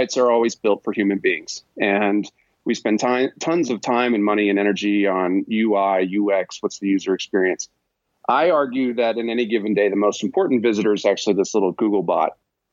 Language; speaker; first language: English; native; English